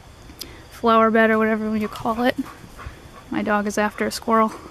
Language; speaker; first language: English; native; English